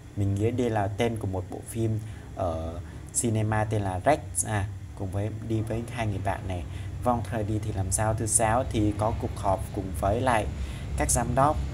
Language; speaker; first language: Vietnamese; non-native, local second language; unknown